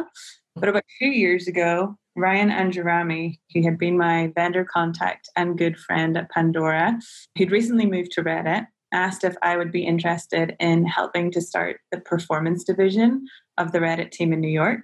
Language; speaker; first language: English; native; English